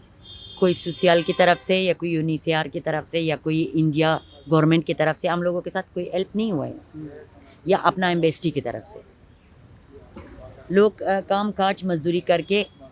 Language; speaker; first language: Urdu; non-native, learner; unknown